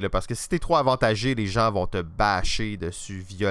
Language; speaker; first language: French; native; French